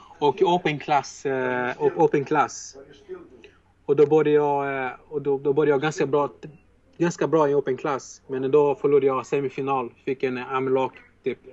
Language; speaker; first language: Swedish; non-native, fluent; Portuguese